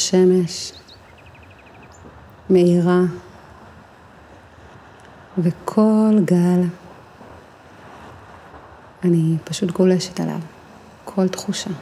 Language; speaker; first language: Hebrew; native; Hebrew